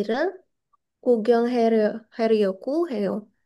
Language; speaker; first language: Korean; non-native, learner; Indonesian